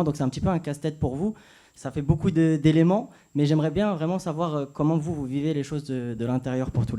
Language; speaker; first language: French; native; French